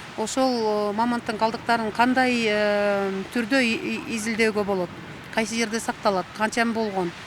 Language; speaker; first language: Kyrgyz; native; Kyrgyz